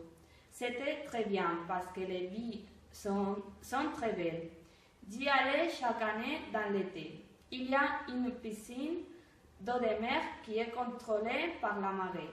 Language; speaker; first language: French; non-native, learner; Spanish